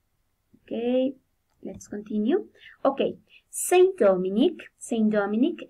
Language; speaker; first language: English; non-native, fluent; Spanish